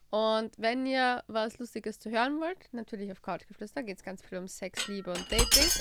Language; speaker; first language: German; early bilingual, other home language; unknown